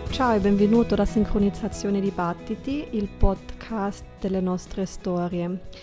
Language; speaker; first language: Italian; non-native, fluent; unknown